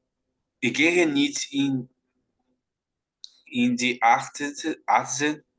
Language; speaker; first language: German; non-native, learner; Portuguese